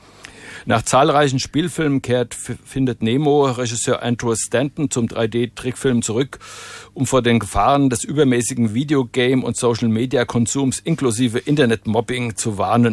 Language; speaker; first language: German; native; German